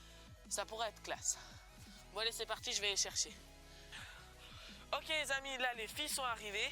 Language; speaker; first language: French; native; French